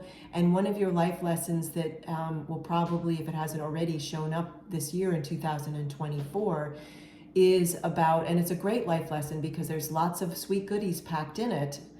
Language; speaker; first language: English; native; English